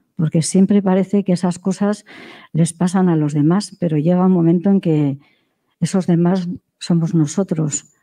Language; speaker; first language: Spanish; native; Spanish